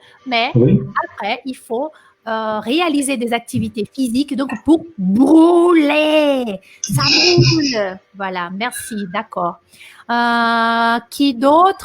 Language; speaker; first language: French; non-native, fluent; Portuguese